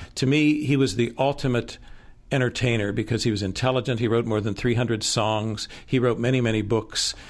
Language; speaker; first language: English; native; English